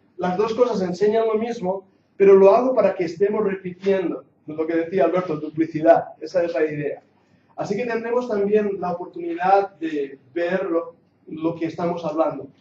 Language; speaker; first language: Spanish; non-native, fluent; English